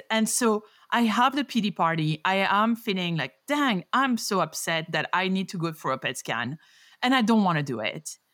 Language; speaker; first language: English; non-native, fluent; French